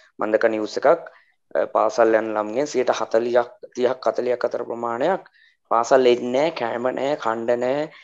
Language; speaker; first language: Sinhala; native; Sinhala